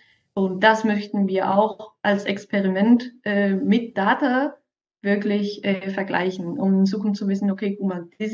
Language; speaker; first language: German; non-native, fluent; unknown